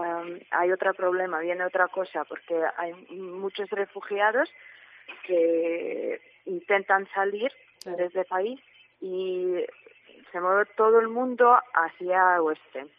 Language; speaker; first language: Spanish; non-native, fluent; Ukrainian